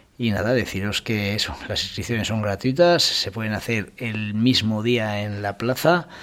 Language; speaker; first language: Spanish; native; Spanish